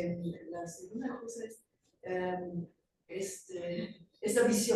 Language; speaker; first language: Spanish; non-native, fluent; German